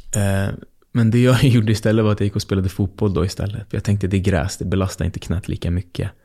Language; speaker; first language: Swedish; native; Swedish